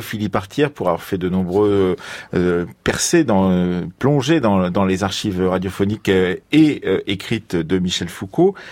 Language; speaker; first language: French; native; French